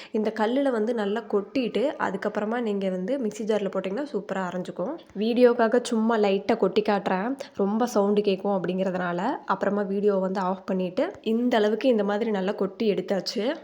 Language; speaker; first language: Tamil; native; Tamil